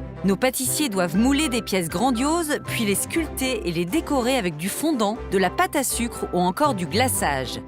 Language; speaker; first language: French; native; French